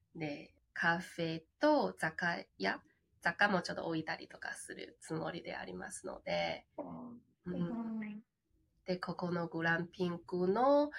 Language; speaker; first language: Japanese; non-native, fluent; Chinese